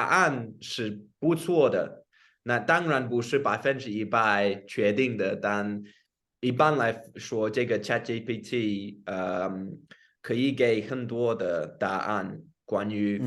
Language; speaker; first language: Chinese; non-native, fluent; English